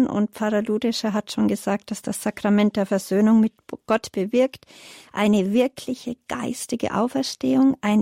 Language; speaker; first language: German; native; German